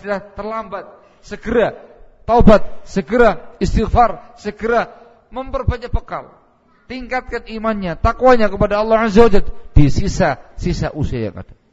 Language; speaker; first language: Indonesian; native; Indonesian